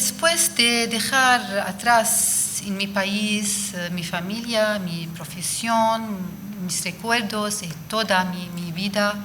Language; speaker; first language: Spanish; non-native, fluent; Arabic